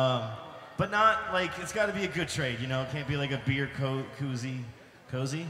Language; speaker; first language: English; native; English